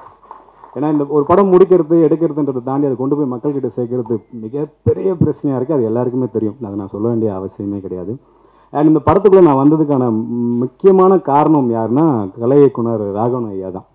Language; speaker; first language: Tamil; native; Tamil